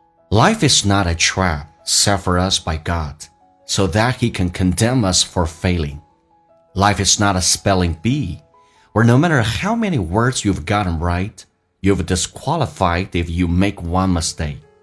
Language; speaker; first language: English; non-native, fluent; Chinese